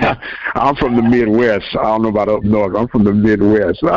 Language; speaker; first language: English; native; English